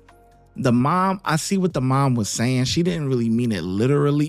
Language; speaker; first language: English; native; English